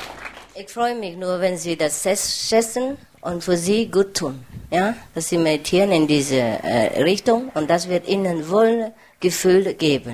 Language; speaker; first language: German; non-native, fluent; Vietnamese